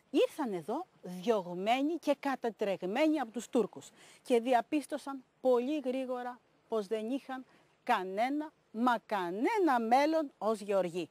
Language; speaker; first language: Greek; native; Greek